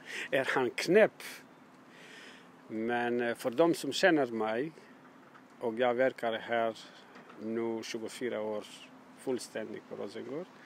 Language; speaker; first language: Swedish; non-native, learner; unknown